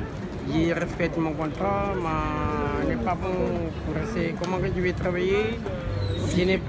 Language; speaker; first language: French; non-native, learner; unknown